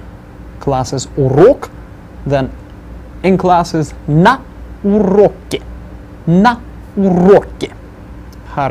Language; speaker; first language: Russian; non-native, fluent; English